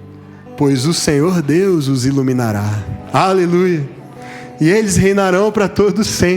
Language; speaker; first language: Portuguese; native; Portuguese